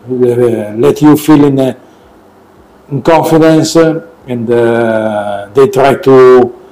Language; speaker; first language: English; non-native, learner; Italian